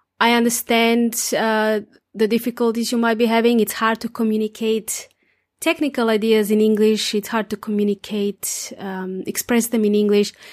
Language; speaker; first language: English; non-native, fluent; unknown